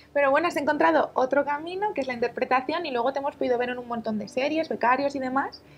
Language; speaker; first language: Spanish; native; Spanish